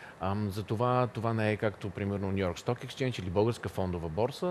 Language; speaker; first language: Bulgarian; native; Bulgarian